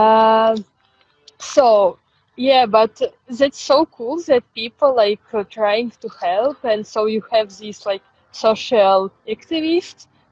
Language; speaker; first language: English; non-native, fluent; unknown